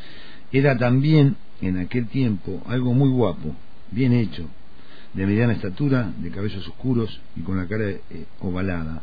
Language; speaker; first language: Spanish; native; Spanish